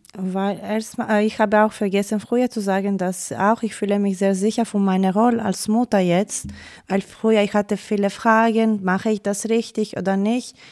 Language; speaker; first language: German; non-native, learner; Greek